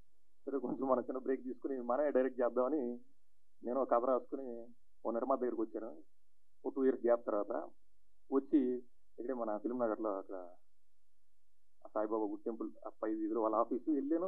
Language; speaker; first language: Telugu; native; Telugu